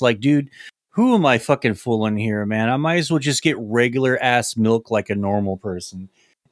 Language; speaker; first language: English; native; English